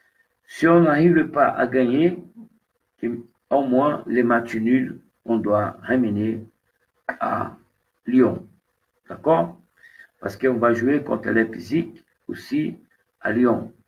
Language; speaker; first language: French; non-native, fluent; Portuguese